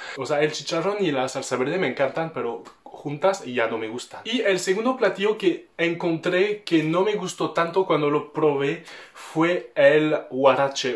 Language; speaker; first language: Spanish; non-native, fluent; French